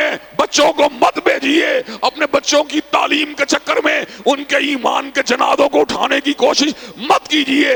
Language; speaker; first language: Urdu; native; Urdu